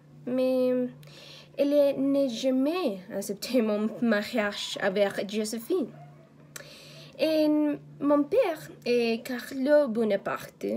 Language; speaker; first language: French; non-native, learner; Spanish